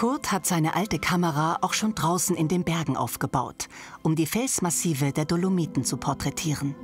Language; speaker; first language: German; native; German